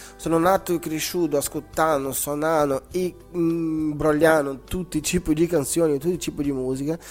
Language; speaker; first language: Italian; non-native, fluent; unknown